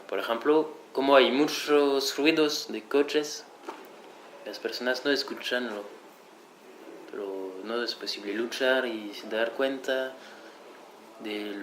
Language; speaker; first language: Spanish; non-native, fluent; French